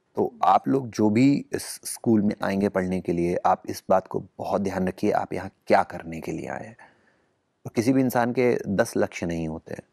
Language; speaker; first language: Hindi; native; Hindi